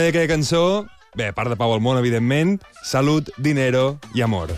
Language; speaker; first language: Catalan; native; Catalan